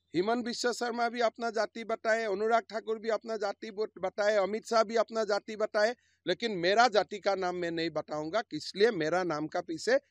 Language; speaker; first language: Hindi; non-native, local second language; Assamese